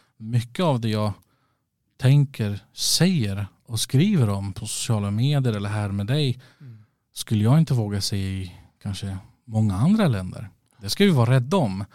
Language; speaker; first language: Swedish; early bilingual, other home language; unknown